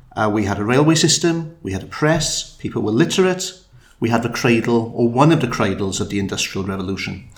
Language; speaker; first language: English; native; English